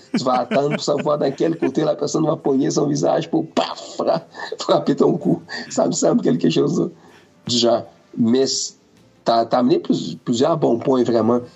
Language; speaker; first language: French; non-native, fluent; Portuguese